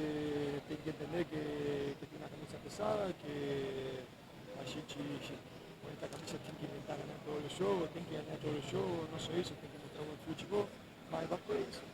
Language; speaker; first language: Portuguese; non-native, fluent; Spanish